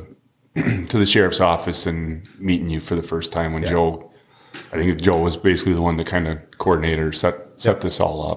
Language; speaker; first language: English; native; English